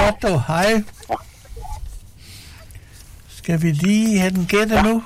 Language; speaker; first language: Danish; native; Danish